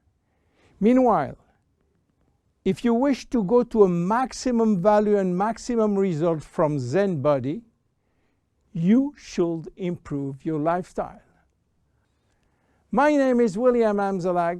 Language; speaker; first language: English; non-native, fluent; French